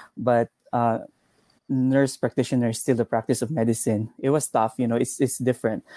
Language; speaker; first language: English; non-native, local second language; Cebuano